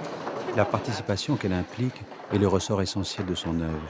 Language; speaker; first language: French; native; French